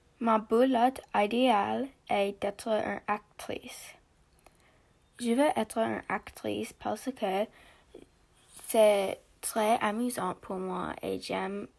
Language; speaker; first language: French; non-native, learner; English